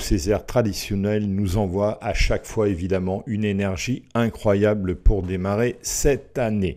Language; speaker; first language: French; native; French